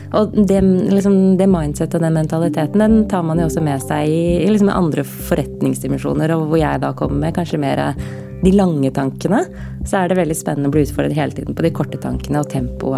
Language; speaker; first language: Norwegian; native; Norwegian